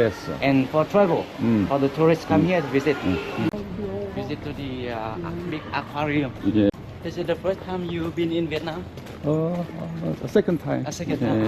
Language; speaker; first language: English; non-native, learner; Korean